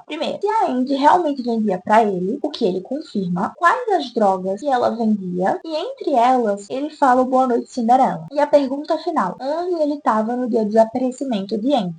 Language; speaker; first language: Portuguese; native; Portuguese